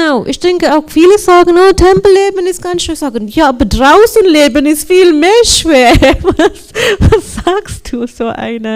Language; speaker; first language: German; non-native, learner; English